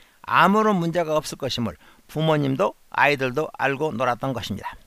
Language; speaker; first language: Korean; native; Korean